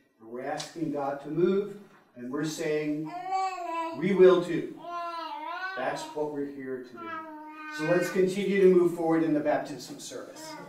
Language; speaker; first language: English; native; English